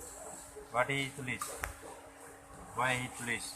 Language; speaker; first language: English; non-native, learner; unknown